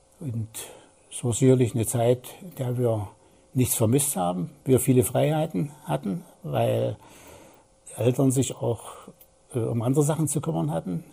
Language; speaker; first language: German; native; German